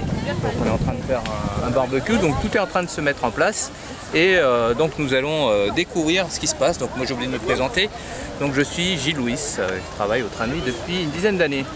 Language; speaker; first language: French; native; French